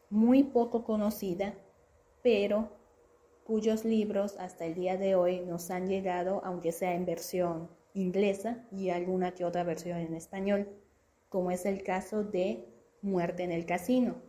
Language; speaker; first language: Spanish; native; Spanish